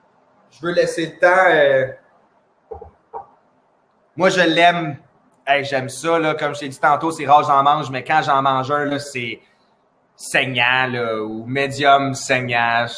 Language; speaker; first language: French; native; French